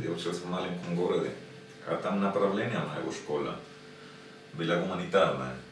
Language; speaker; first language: Russian; non-native, learner; Spanish